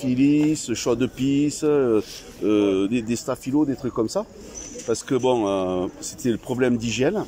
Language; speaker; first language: French; native; French